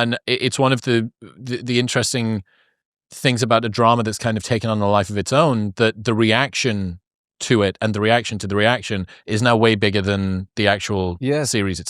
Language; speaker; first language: English; native; English